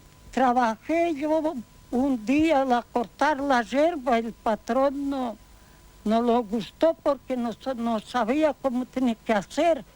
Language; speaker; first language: Spanish; non-native, learner; Ukrainian